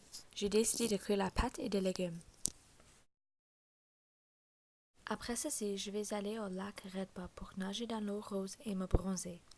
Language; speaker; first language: French; non-native, learner; English